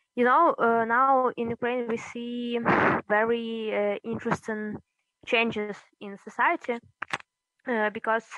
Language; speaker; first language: English; early bilingual, other home language; Russian